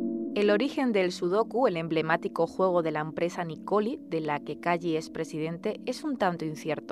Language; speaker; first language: Spanish; native; Spanish